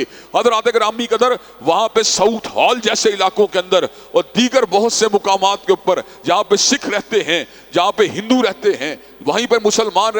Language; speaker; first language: Urdu; native; Urdu